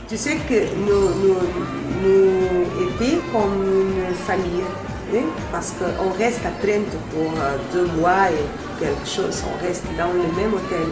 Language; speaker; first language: French; non-native, learner; Portuguese